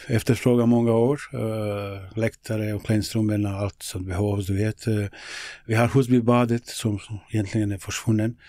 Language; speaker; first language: Swedish; non-native, fluent; Bosnian